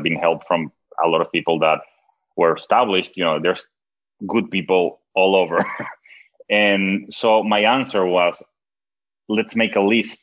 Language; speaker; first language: English; non-native, fluent; Spanish